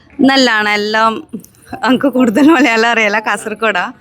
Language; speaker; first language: Malayalam; non-native, local second language; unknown